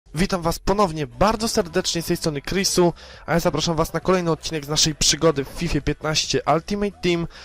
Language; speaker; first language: Polish; native; Polish